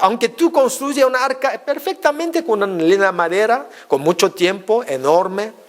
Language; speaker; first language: Spanish; non-native, fluent; Korean